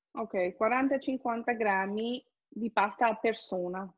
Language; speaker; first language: Italian; non-native, fluent; English